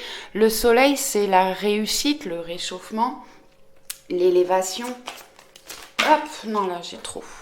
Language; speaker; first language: French; native; French